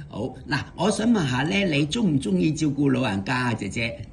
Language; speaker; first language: Cantonese; native; Cantonese